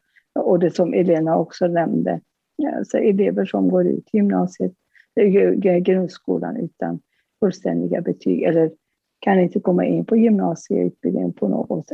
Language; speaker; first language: Swedish; non-native, fluent; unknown